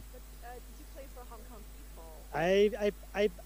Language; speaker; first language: English; non-native, fluent; Italian